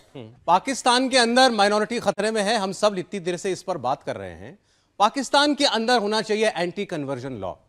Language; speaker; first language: Hindi; native; Hindi